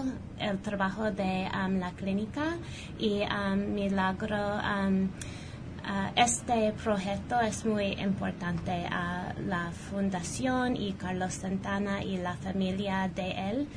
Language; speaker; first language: Spanish; non-native, learner; English